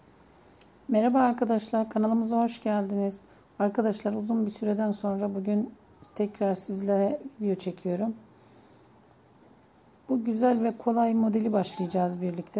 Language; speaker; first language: Turkish; native; Turkish